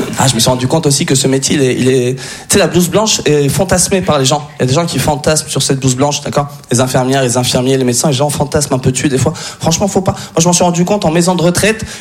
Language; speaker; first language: French; early bilingual, other home language; Arabic